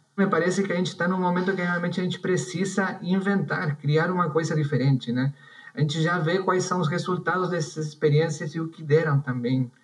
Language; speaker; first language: Portuguese; non-native, fluent; Spanish